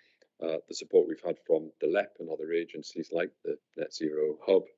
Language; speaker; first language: English; native; English